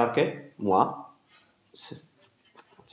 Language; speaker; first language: French; non-native, learner; Spanish